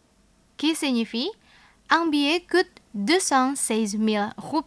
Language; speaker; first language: French; non-native, fluent; Indonesian